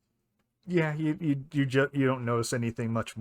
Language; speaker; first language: English; native; English